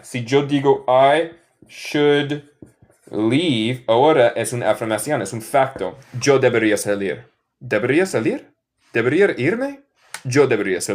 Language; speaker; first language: Spanish; non-native, fluent; English